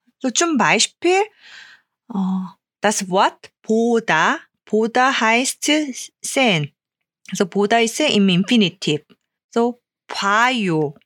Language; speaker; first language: German; non-native, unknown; Korean